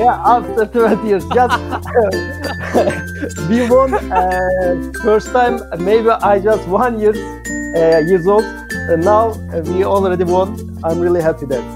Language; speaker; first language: English; non-native, learner; Turkish